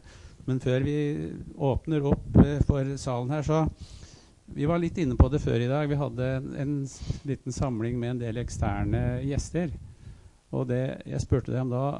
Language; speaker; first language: Norwegian; native; Norwegian